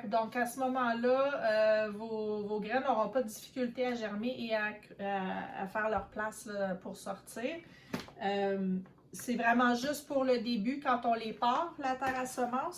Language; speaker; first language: French; native; French